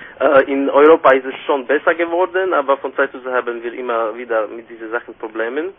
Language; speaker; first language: German; non-native, fluent; Slovak